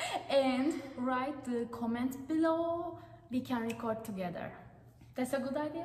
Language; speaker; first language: English; non-native, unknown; Turkish